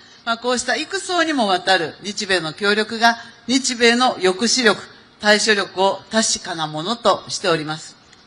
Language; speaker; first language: Japanese; native; Japanese